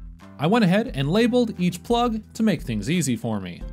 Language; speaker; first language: English; native; English